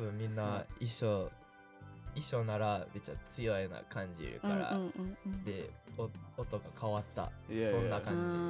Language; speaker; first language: Japanese; non-native, fluent; English